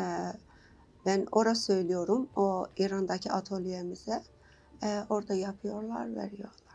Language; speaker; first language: Turkish; non-native, learner; Persian